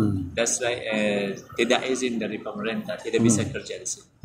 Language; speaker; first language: Indonesian; non-native, learner; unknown